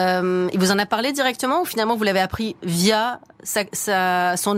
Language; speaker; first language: French; native; French